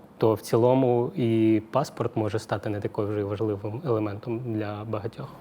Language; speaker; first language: Ukrainian; non-native, local second language; Russian